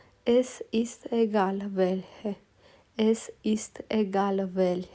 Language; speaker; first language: German; non-native, fluent; Romanian